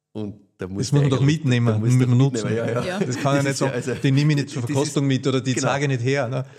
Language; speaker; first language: German; native; German